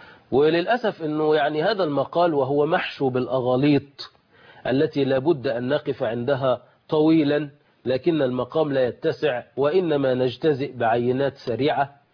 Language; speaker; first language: Arabic; native; Arabic